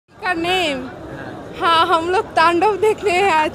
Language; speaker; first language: Hindi; non-native, learner; Bangla